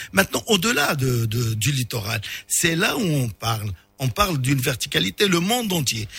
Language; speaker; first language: French; non-native, local second language; Arabic